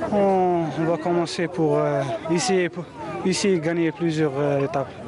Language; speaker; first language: French; non-native, learner; Arabic